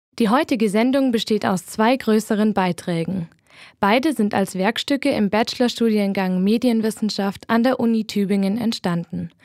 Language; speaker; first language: German; native; German